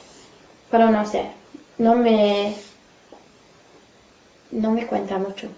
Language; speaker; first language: Spanish; non-native, fluent; English